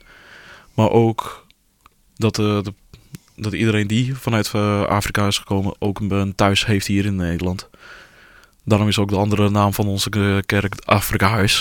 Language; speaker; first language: Dutch; early bilingual, other home language; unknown